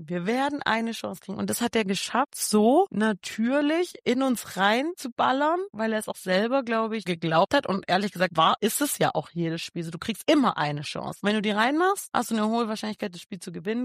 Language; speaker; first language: German; native; German